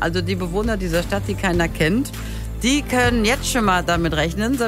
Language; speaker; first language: German; native; German